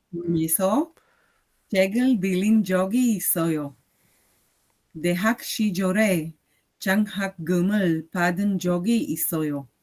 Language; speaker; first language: Korean; non-native, learner; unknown